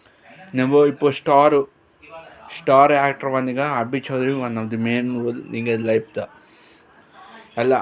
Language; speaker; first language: Tamil; non-native, learner; Telugu